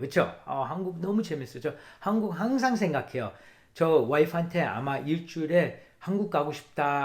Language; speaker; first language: Korean; early bilingual, heritage; English